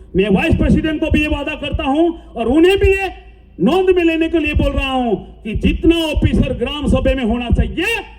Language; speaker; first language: Hindi; non-native, local second language; Marathi